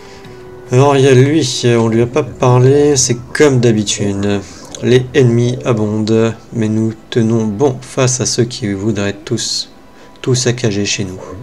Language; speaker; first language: French; native; French